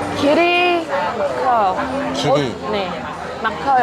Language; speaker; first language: Korean; non-native, learner; Vietnamese